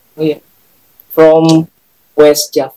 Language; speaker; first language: English; non-native, learner; Indonesian